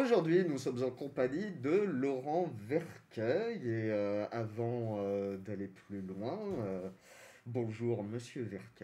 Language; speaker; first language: French; native; French